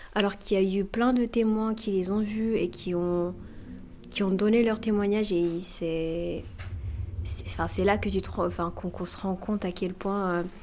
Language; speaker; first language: French; non-native, local second language; Kinyarwanda